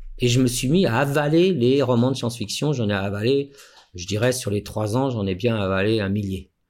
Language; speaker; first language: French; native; French